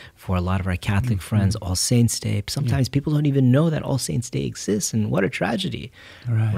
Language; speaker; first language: English; native; English